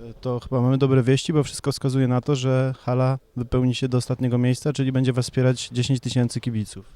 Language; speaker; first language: Polish; native; Polish